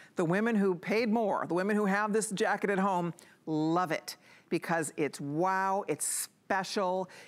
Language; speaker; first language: English; native; English